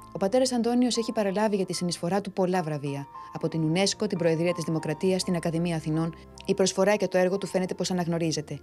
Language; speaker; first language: Greek; native; Greek